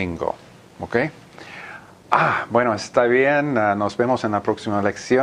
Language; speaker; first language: Spanish; non-native, learner; English